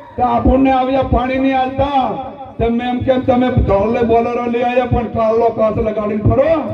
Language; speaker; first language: Gujarati; non-native, local second language; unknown